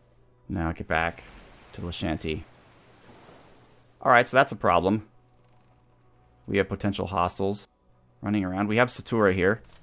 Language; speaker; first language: English; native; English